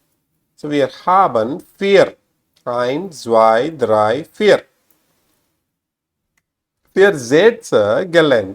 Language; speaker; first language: German; non-native, learner; Tamil